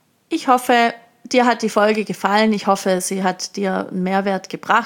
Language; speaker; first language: German; native; German